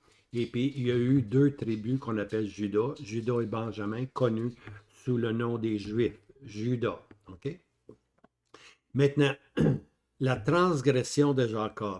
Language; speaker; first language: French; native; French